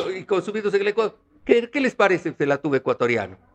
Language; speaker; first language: Spanish; native; Spanish